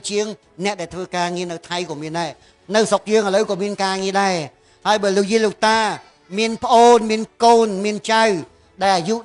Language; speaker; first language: Khmer; native; Khmer